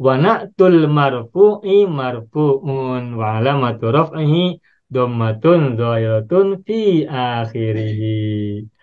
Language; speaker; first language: Arabic; non-native, fluent; Indonesian